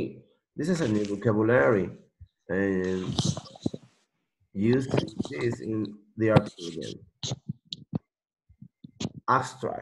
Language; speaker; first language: English; non-native, learner; Spanish